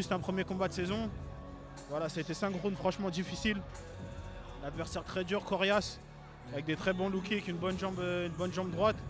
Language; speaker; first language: French; native; French